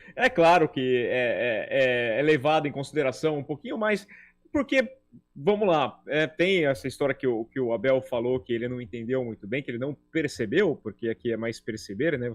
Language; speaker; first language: Portuguese; native; Portuguese